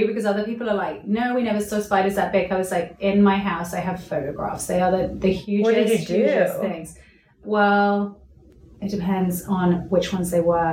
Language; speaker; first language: English; native; English